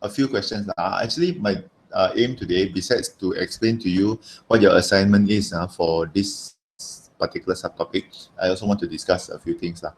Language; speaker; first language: English; non-native, local second language; Malay